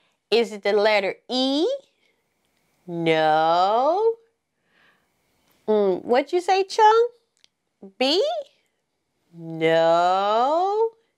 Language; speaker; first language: English; native; English